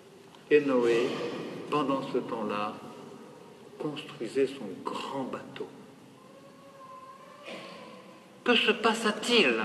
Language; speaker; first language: French; native; French